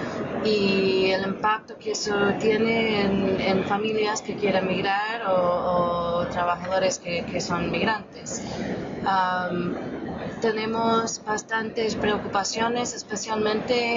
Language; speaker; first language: Spanish; non-native, fluent; English